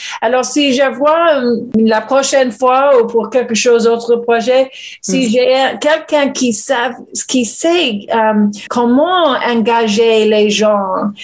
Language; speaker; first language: French; non-native, learner; English